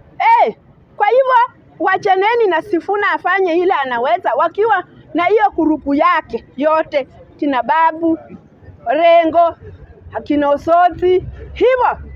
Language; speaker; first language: Swahili; non-native, local second language; Luyia